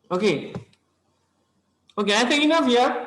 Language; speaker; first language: English; non-native, learner; Indonesian